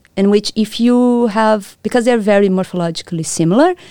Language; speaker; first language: English; non-native, fluent; Portuguese